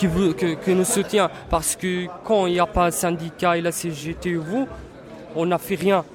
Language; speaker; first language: French; non-native, learner; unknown